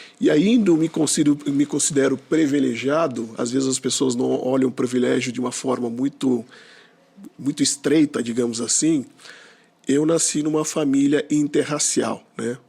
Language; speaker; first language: Portuguese; non-native, local second language; Kabuverdianu